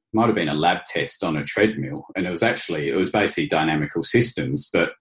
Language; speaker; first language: English; native; English